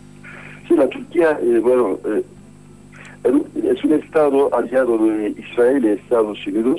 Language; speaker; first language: Spanish; non-native, fluent; Kurdish